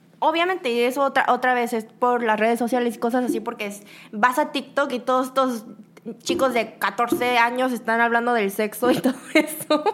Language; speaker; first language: Spanish; early bilingual, other home language; Korean